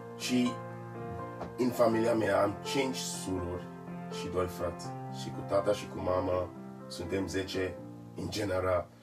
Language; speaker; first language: Romanian; non-native, learner; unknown